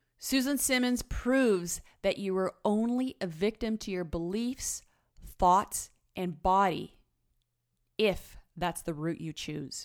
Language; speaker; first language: English; native; English